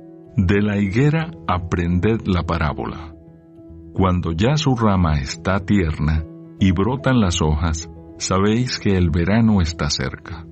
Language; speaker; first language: Spanish; native; Spanish